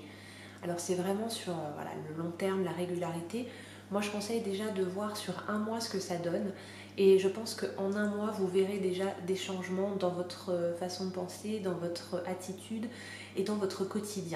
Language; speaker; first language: French; native; French